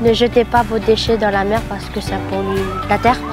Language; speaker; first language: French; non-native, local second language; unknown